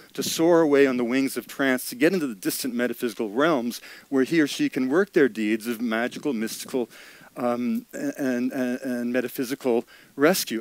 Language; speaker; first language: English; native; English